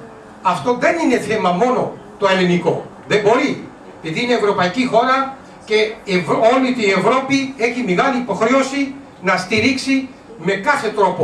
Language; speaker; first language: Greek; non-native, learner; Urdu